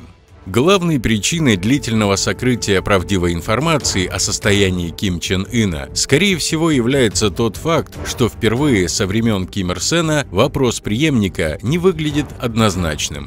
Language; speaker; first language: Russian; native; Russian